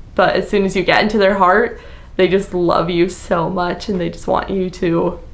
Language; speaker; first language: English; native; English